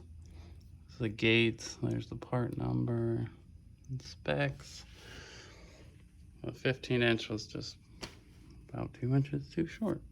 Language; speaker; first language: English; native; English